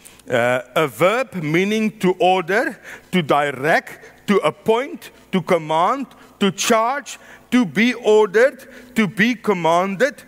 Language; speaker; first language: English; non-native, local second language; Afrikaans